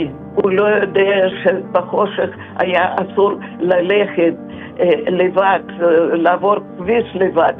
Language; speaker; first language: Hebrew; non-native, fluent; Russian